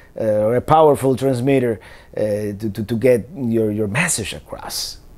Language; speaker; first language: English; non-native, fluent; Spanish